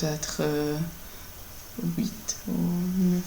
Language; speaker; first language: French; non-native, learner; Italian